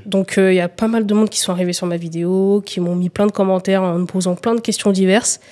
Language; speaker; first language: French; early bilingual, other home language; Lingala